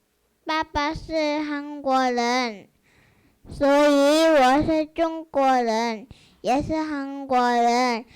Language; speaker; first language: Chinese; early bilingual, heritage; Chinese